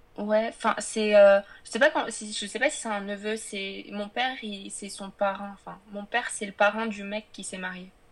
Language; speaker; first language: French; early bilingual, other home language; Polish